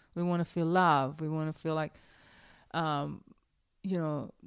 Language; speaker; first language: English; non-native, fluent; Hebrew